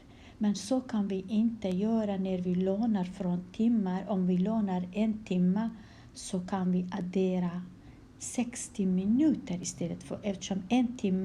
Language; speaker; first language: Swedish; non-native, fluent; Kurdish